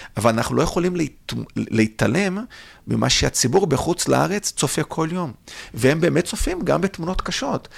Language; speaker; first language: Hebrew; non-native, fluent; Portuguese